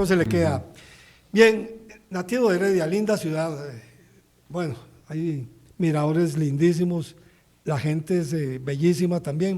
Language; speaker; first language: Spanish; native; Spanish